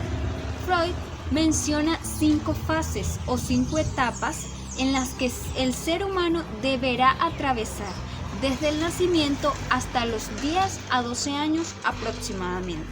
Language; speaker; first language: Spanish; native; Spanish